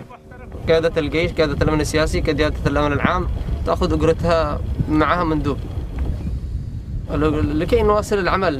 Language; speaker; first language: Arabic; native; Arabic